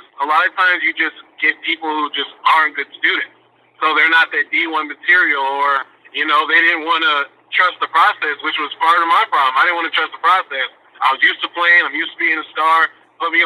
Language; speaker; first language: English; native; English